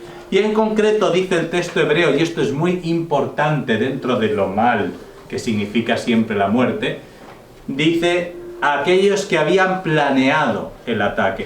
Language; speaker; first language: Spanish; native; Spanish